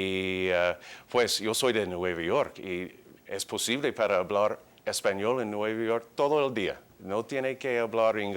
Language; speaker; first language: Spanish; early bilingual, heritage; English